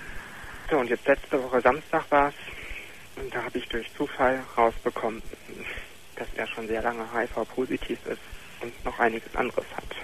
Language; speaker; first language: German; native; German